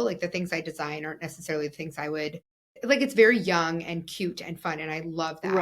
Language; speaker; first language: English; native; English